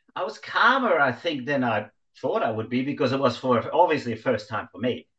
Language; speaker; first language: English; non-native, fluent; Dutch